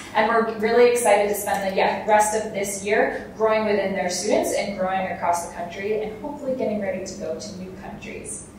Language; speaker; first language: English; native; English